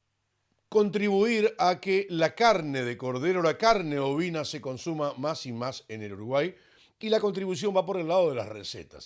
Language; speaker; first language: Spanish; native; Spanish